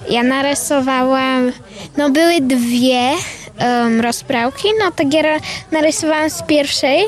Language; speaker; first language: Polish; early bilingual, heritage; Polish